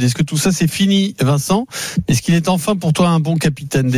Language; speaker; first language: French; native; French